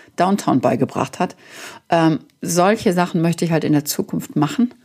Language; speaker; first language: German; native; German